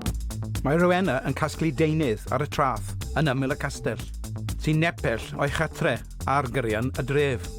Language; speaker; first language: Welsh; native; Welsh